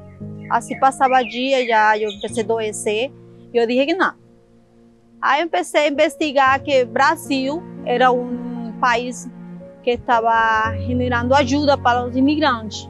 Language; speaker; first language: Portuguese; non-native, learner; Spanish